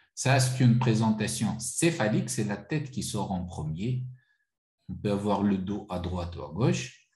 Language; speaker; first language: French; non-native, local second language; Arabic